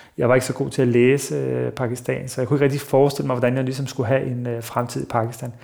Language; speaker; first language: Danish; early bilingual, other home language; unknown